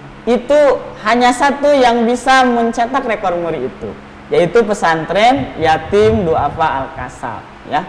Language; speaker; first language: Indonesian; native; Indonesian